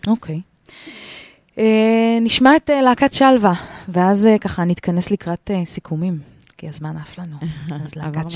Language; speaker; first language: Hebrew; native; Hebrew